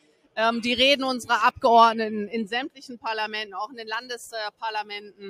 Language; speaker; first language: German; native; German